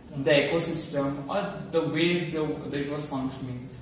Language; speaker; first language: English; non-native, local second language; Kannada